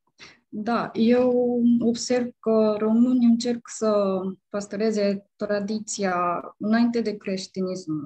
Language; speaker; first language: Romanian; non-native, fluent; Japanese